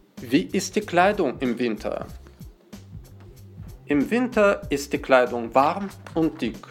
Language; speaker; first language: German; non-native, fluent; Russian